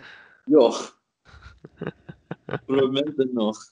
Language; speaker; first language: Spanish; non-native, learner; Swedish